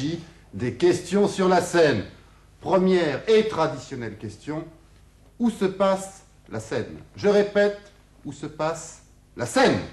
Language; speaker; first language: French; native; French